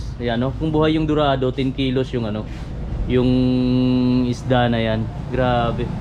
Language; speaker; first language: Filipino; non-native, local second language; Cebuano